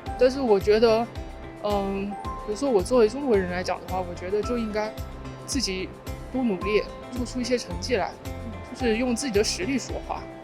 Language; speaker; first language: Chinese; native; Chinese